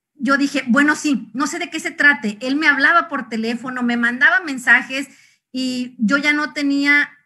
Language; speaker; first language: Spanish; native; Spanish